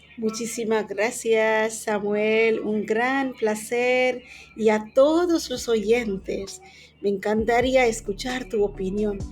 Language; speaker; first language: Spanish; non-native, fluent; Bangla